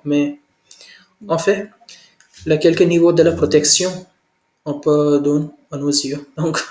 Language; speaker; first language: French; non-native, learner; Hindi